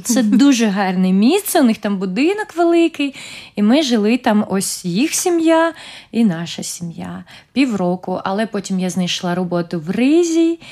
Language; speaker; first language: Ukrainian; native; Ukrainian